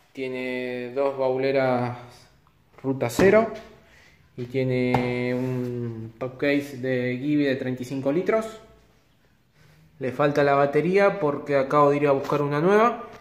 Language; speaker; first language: Spanish; native; Spanish